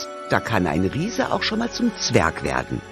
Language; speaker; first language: German; native; German